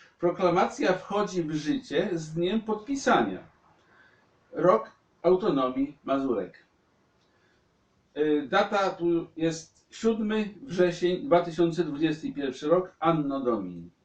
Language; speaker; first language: Polish; native; Polish